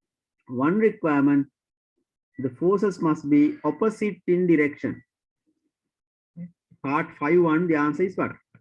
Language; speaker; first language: English; non-native, local second language; Sinhala